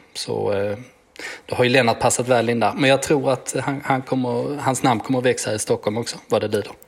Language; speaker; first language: Swedish; native; Swedish